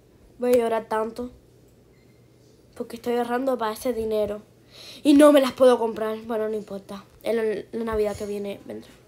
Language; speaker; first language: Spanish; early bilingual, heritage; Spanish